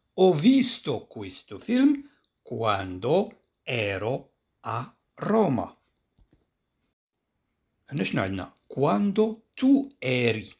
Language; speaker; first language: Italian; non-native, fluent; Arabic